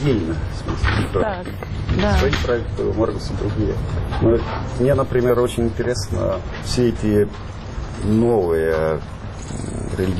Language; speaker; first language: Russian; non-native, fluent; Estonian